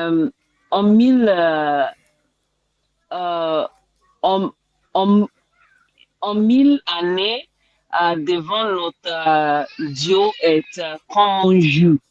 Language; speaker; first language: French; non-native, learner; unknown